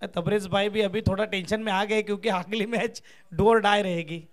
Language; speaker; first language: Hindi; non-native, local second language; Marathi